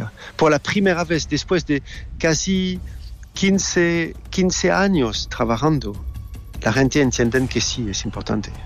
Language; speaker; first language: Spanish; non-native, fluent; French